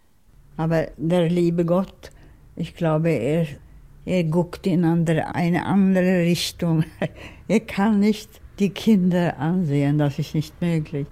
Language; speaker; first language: German; non-native, fluent; Swedish